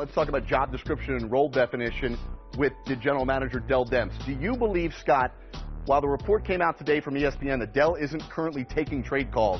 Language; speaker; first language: English; native; English